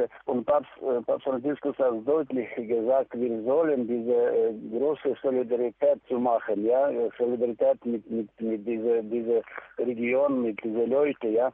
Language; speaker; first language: German; non-native, fluent; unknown